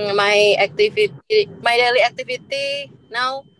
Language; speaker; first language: English; non-native, learner; Indonesian